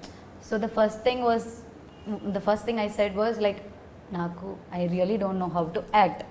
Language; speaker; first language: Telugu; non-native, learner; Malayalam